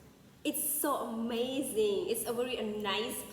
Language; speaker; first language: English; non-native, fluent; Khmer